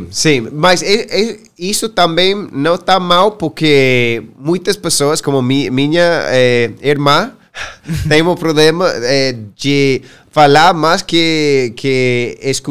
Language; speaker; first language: Portuguese; non-native, learner; English